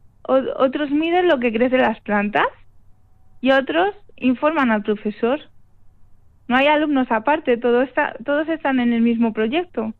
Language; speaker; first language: Spanish; native; Spanish